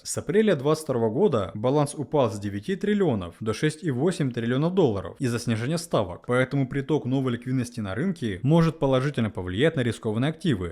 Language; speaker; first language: Russian; native; Russian